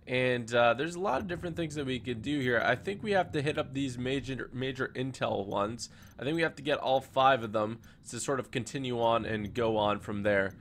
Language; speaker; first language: English; native; English